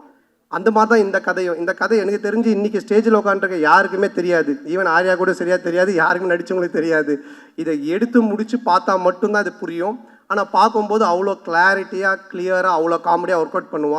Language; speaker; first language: Tamil; native; Tamil